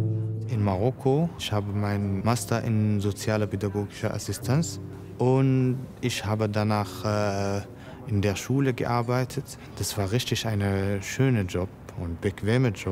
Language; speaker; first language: German; non-native, learner; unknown